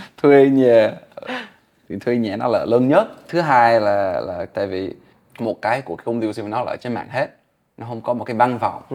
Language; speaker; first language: Vietnamese; non-native, fluent; English